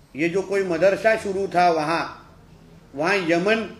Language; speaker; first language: Hindi; non-native, local second language; Marathi